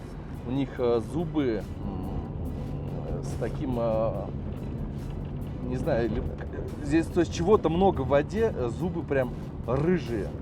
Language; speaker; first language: Russian; native; Russian